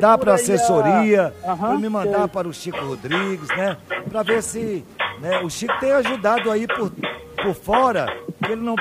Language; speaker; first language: Portuguese; native; Portuguese